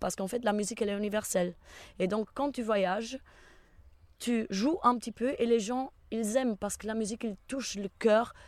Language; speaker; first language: French; non-native, fluent; Portuguese